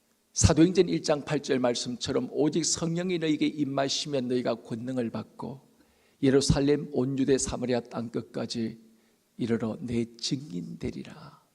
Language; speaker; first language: Korean; native; Korean